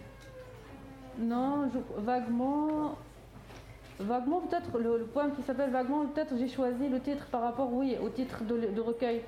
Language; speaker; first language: French; non-native, fluent; Arabic